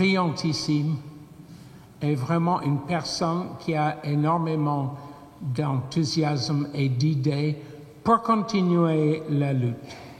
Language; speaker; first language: French; non-native, fluent; English